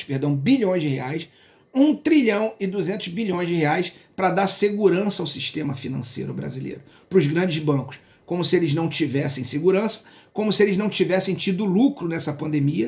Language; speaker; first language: Portuguese; native; Portuguese